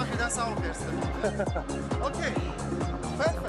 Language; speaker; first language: German; non-native, learner; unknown